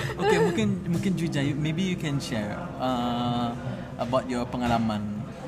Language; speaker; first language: English; non-native, local second language; Malay